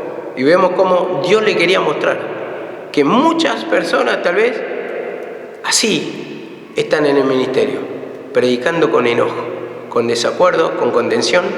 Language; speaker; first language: Spanish; native; Spanish